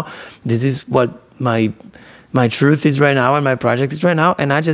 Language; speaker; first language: English; non-native, fluent; Spanish